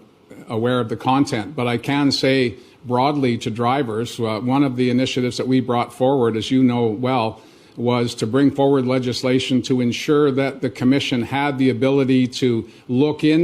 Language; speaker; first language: English; native; English